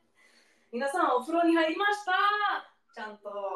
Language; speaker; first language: Japanese; non-native, learner; English